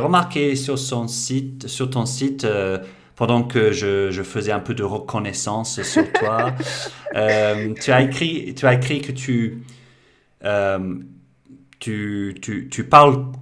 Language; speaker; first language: French; non-native, fluent; English